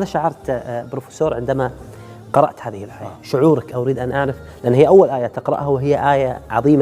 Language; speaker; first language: Arabic; non-native, learner; Japanese